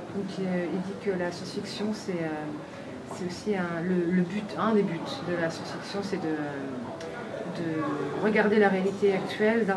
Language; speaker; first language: French; native; French